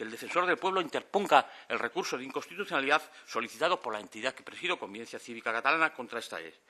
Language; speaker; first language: Spanish; native; Spanish